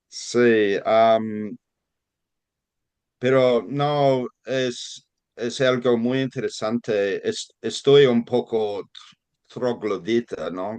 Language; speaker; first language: Spanish; non-native, fluent; English